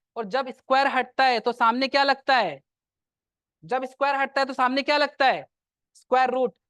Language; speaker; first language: Hindi; non-native, local second language; Assamese